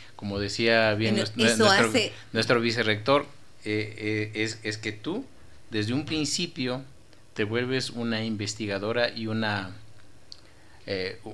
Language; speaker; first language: Spanish; native; Spanish